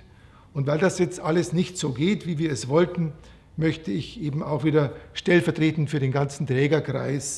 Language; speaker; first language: German; native; German